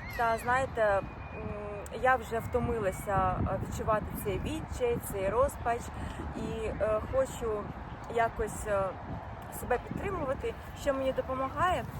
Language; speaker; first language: Ukrainian; non-native, local second language; Russian